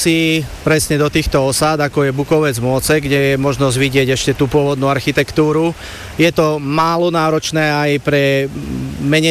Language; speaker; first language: Slovak; native; Slovak